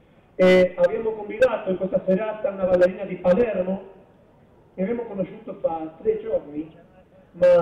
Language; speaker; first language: Italian; non-native, learner; Spanish